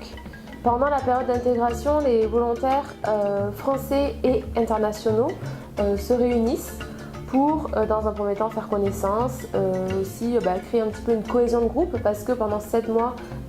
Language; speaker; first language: French; native; French